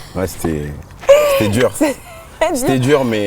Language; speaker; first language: French; native; French